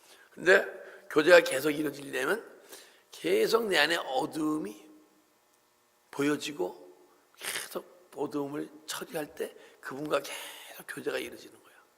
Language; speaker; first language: Korean; native; Korean